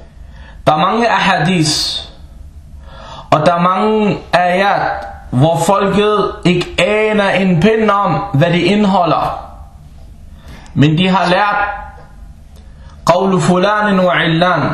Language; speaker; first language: Danish; early bilingual, other home language; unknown